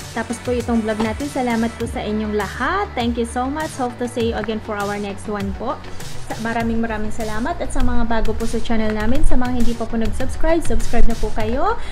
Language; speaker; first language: Filipino; native; Filipino